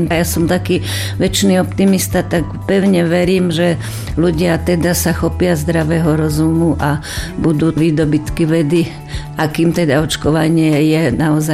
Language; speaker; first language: Slovak; native; Slovak